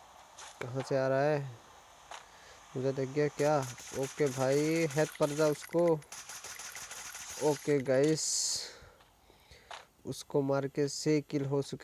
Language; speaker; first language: Hindi; non-native, local second language; Assamese